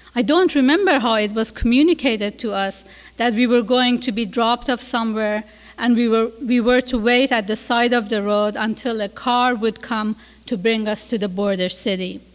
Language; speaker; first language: English; non-native, fluent; Persian